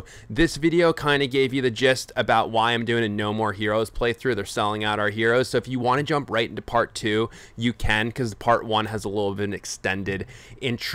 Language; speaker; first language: English; native; English